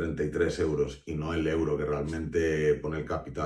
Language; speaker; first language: Spanish; native; Spanish